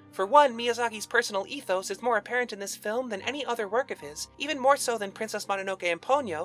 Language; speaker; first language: English; native; English